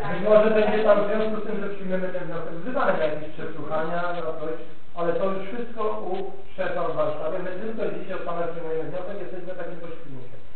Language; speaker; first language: Polish; native; Polish